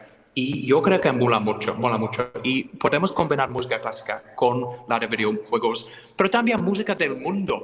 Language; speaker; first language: Spanish; non-native, fluent; English